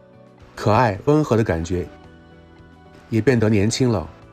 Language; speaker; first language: Chinese; native; Chinese